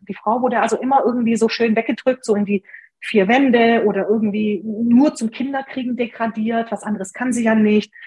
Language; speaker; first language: German; early bilingual, other home language; Hungarian